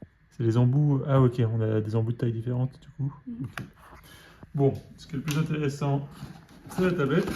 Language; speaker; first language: French; native; French